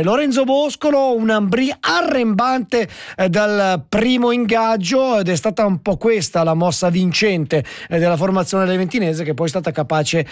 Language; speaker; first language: Italian; native; Italian